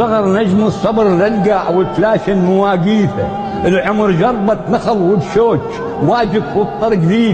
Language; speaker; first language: Arabic; native; Arabic